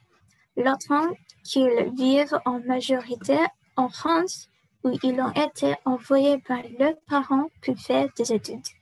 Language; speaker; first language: French; non-native, learner; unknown